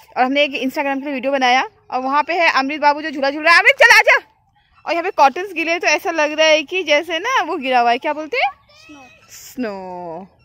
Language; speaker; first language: Hindi; non-native, local second language; Nepali